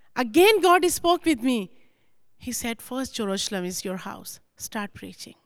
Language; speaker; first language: English; non-native, local second language; Punjabi